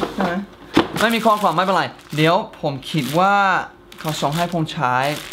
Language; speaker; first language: Thai; non-native, fluent; English